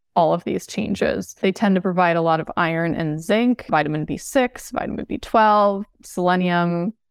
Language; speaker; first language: English; native; English